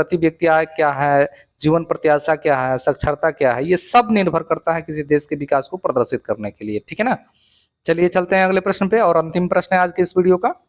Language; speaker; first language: Hindi; native; Hindi